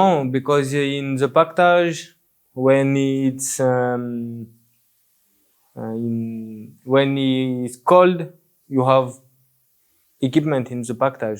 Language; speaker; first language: English; non-native, learner; French